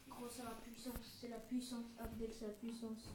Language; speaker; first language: French; native; French